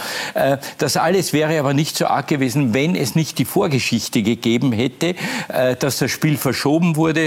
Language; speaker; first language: German; native; German